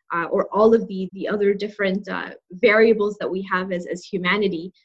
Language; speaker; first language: English; non-native, local second language; Urdu